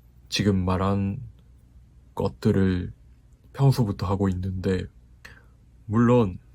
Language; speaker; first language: Korean; non-native, fluent; Japanese